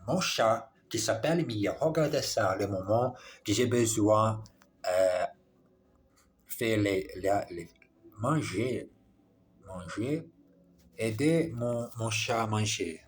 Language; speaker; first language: French; non-native, learner; English